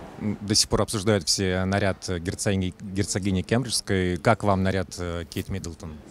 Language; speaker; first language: Russian; native; Russian